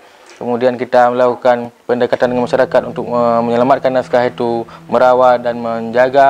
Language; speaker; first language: Indonesian; non-native, local second language; Achinese